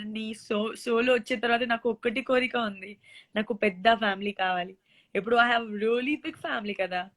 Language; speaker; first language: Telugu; non-native, local second language; Gujarati